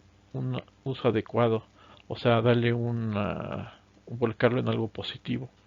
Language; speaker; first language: Spanish; native; Spanish